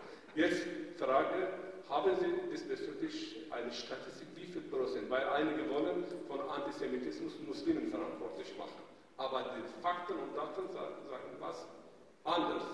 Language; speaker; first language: German; non-native, fluent; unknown